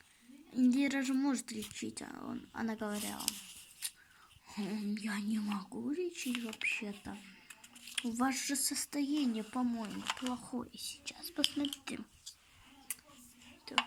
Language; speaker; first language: Russian; non-native, local second language; Kazakh